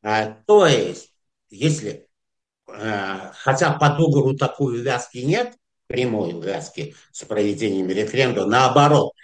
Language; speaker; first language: Russian; non-native, fluent; Azerbaijani